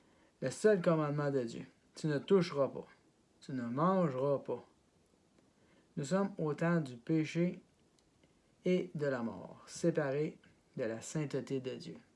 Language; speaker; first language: French; native; French